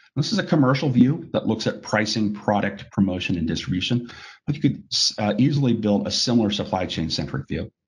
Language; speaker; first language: English; native; English